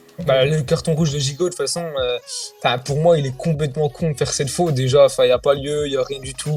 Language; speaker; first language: French; native; French